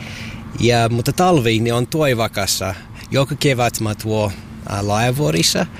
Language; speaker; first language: Finnish; non-native, learner; English